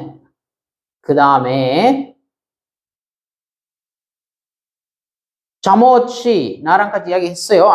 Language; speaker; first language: Korean; non-native, fluent; Sinhala